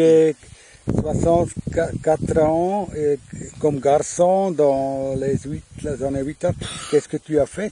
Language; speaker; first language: French; non-native, fluent; German